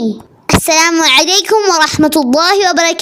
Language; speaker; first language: Arabic; non-native, learner; Malayalam